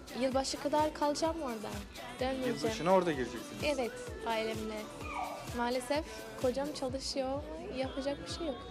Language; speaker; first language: Turkish; non-native, learner; English